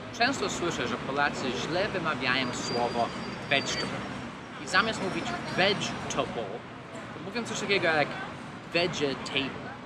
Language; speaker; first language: Polish; non-native, fluent; English